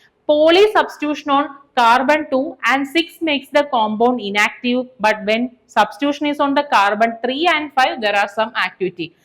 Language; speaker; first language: English; non-native, local second language; Malayalam